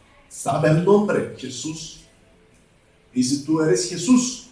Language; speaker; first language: Spanish; non-native, fluent; Bulgarian